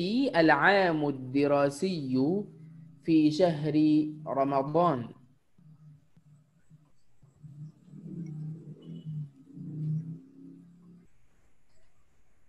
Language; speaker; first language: Arabic; non-native, fluent; Indonesian